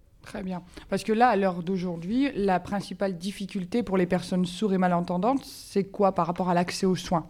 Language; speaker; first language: French; native; French